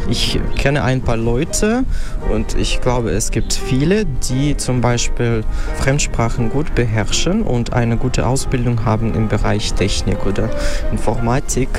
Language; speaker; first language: German; non-native, fluent; Russian